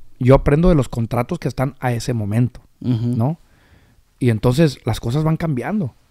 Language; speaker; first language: Spanish; early bilingual, heritage; Spanish